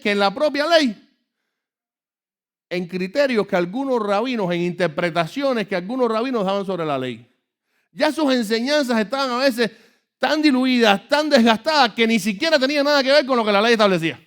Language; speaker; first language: Spanish; native; Spanish